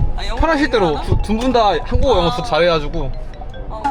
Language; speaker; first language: Korean; native; Korean